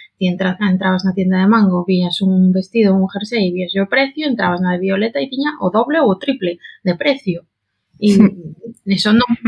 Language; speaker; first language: Galician; non-native, local second language; Spanish